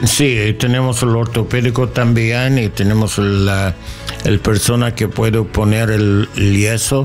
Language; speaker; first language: Spanish; non-native, learner; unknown